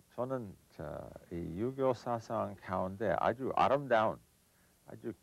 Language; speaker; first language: Korean; non-native, fluent; English